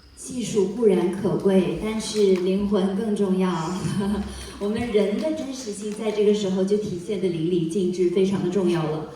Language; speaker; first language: Chinese; native; Chinese